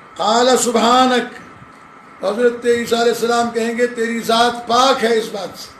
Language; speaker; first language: Urdu; non-native, local second language; Sindhi